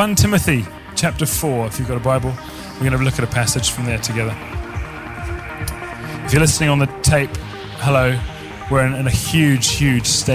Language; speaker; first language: English; native; English